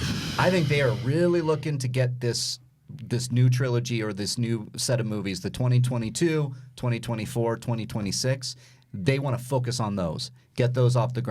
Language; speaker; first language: English; native; English